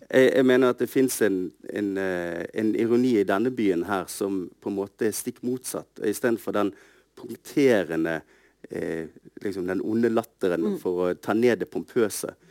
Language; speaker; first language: Norwegian; native; Norwegian